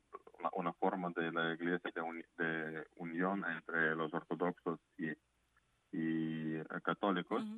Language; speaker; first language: Spanish; non-native, fluent; Ukrainian